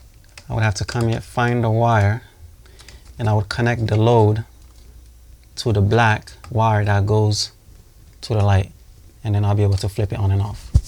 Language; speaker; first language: English; native; English